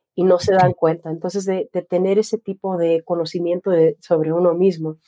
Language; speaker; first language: Spanish; native; Spanish